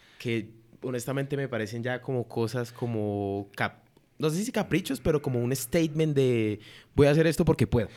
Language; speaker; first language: Spanish; native; Spanish